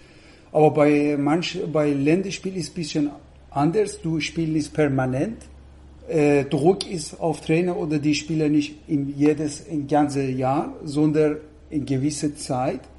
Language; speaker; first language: German; non-native, fluent; Persian